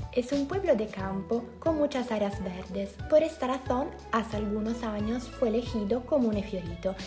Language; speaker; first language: Spanish; non-native, learner; Italian